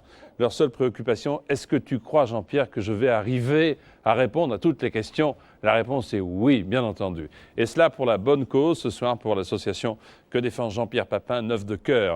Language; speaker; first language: French; native; French